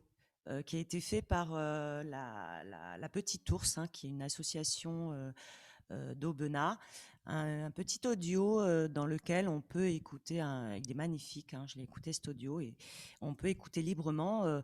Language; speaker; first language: French; native; French